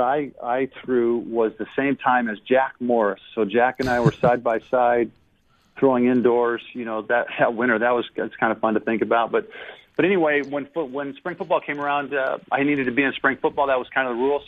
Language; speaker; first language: English; native; English